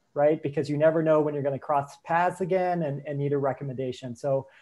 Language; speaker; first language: English; native; English